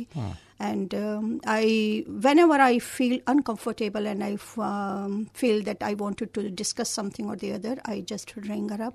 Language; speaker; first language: English; non-native, local second language; Hindi